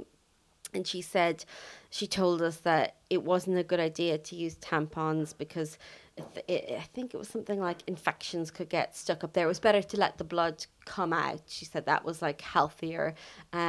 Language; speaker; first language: English; native; English